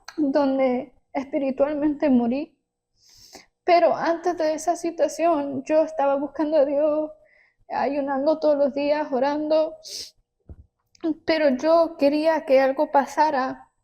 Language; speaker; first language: Spanish; early bilingual, heritage; Spanish